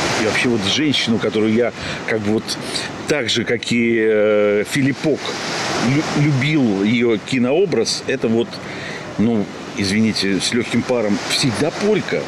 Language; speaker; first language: Russian; native; Russian